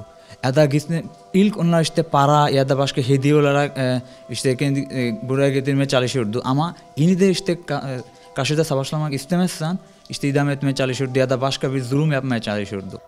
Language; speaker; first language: Turkish; non-native, learner; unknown